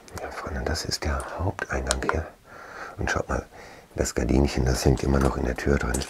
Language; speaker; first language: German; native; German